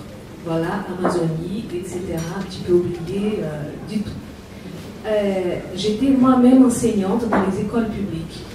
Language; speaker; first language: French; non-native, fluent; Portuguese